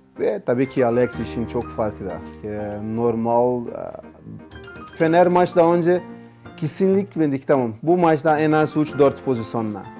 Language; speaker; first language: Turkish; non-native, learner; Portuguese